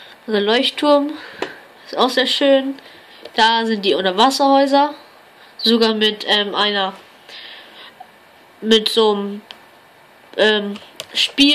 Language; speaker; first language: German; native; German